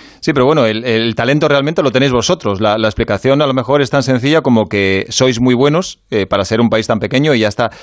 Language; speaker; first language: Spanish; native; Spanish